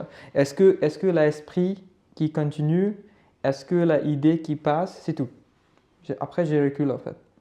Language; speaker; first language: French; non-native, learner; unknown